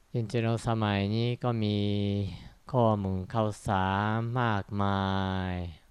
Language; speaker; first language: Thai; non-native, fluent; Japanese